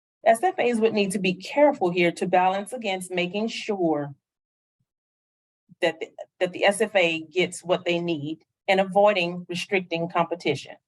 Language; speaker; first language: English; native; English